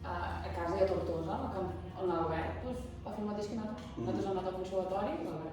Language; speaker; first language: Catalan; native; Catalan